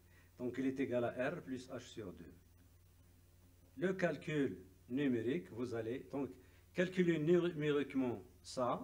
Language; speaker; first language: French; non-native, local second language; Arabic